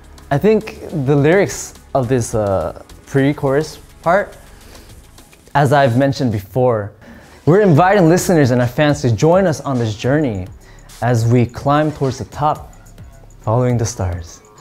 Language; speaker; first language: English; early bilingual, other home language; Korean